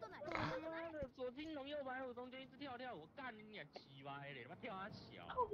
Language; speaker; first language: Chinese; native; Chinese